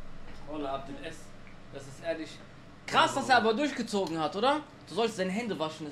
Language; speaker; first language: German; early bilingual, other home language; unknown